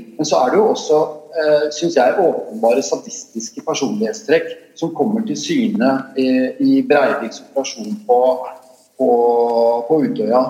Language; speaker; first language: Norwegian; native; Norwegian